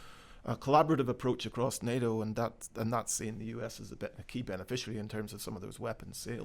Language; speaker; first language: English; native; English